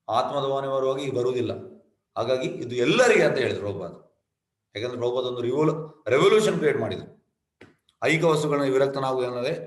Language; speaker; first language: Kannada; native; Kannada